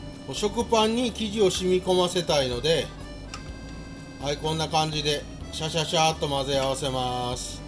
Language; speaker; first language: Japanese; native; Japanese